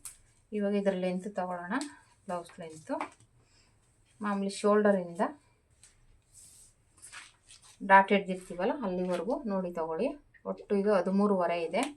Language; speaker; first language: Kannada; native; Kannada